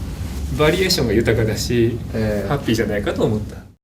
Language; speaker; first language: Japanese; native; Japanese